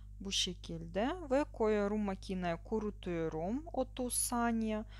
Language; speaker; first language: Turkish; non-native, learner; Russian